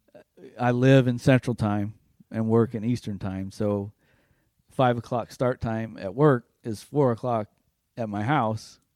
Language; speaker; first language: English; native; English